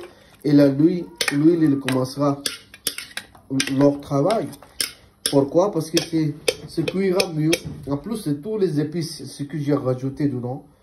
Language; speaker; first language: French; non-native, learner; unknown